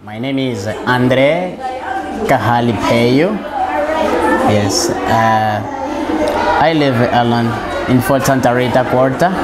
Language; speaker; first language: English; non-native, learner; Portuguese